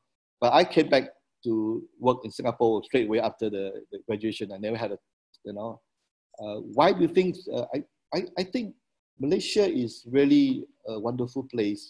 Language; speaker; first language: English; non-native, local second language; Min Nan Chinese